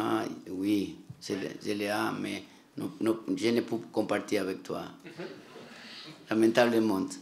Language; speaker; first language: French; non-native, learner; Spanish